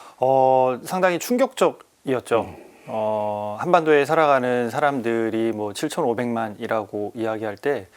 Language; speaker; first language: Korean; native; Korean